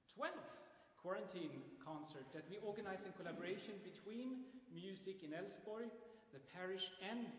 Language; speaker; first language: English; non-native, fluent; Swedish